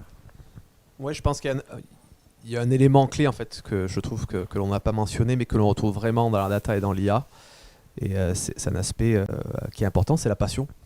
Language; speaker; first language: French; native; French